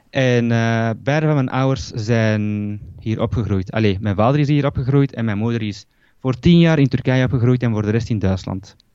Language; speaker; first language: Dutch; early bilingual, other home language; Turkish